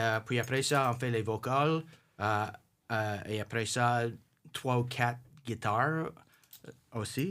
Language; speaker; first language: French; non-native, local second language; English